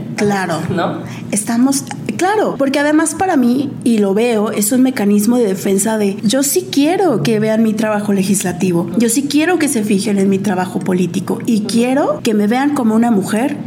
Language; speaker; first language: Spanish; native; Spanish